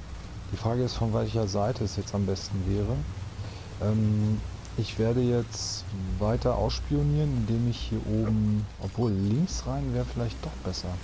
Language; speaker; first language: German; native; German